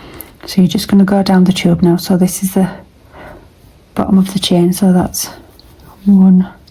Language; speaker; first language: English; native; English